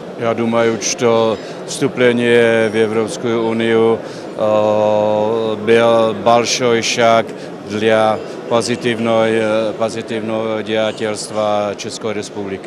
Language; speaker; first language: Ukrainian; non-native, learner; Czech